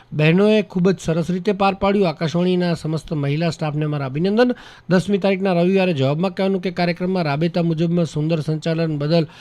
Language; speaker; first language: Gujarati; native; Gujarati